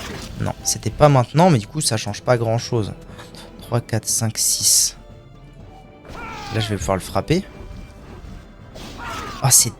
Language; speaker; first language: French; native; French